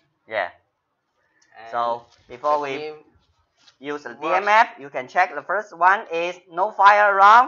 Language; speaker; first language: English; non-native, fluent; Chinese